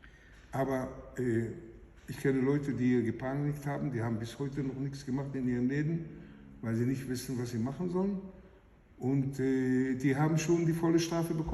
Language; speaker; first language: German; non-native, fluent; Hebrew